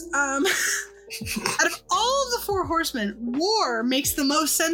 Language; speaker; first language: English; native; English